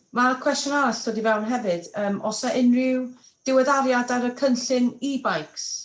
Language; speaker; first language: Welsh; non-native, local second language; English